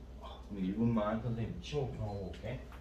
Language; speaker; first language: Korean; native; Korean